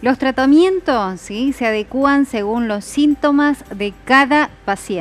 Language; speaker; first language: Spanish; native; Spanish